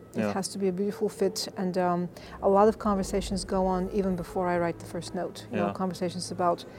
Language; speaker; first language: English; non-native, fluent; Bulgarian